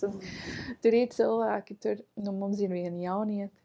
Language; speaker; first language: Latvian; non-native, learner; English